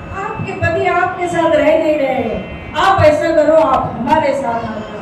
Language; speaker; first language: Hindi; non-native, local second language; Marathi